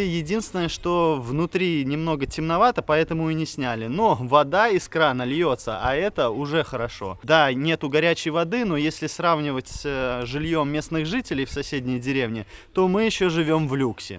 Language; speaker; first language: Russian; native; Russian